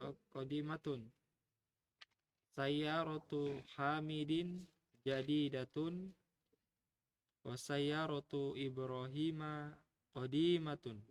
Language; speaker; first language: Arabic; non-native, learner; Indonesian